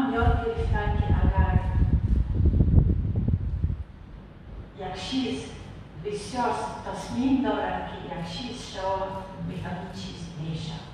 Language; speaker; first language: Persian; non-native, learner; Arabic